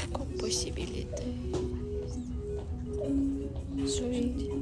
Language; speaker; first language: French; non-native, learner; Ukrainian